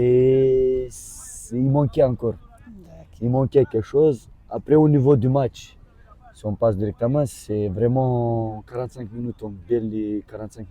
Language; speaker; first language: French; non-native, learner; Romanian